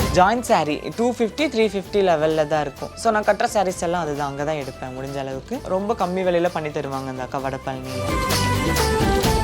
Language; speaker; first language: Tamil; native; Tamil